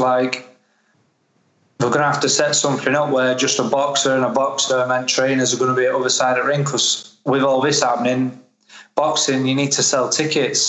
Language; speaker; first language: English; native; English